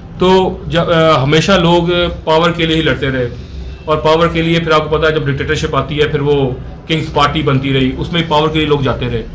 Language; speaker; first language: Urdu; non-native, local second language; Punjabi